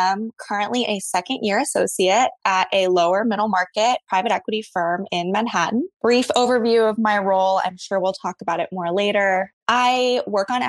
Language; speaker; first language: English; native; English